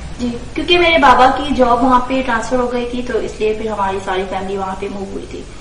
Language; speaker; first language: Urdu; native; Urdu